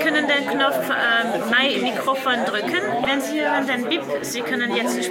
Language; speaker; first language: German; non-native, learner; French